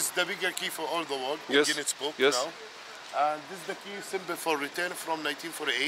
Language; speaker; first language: English; non-native, learner; Arabic